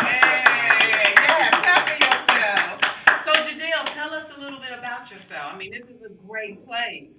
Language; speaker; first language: English; native; English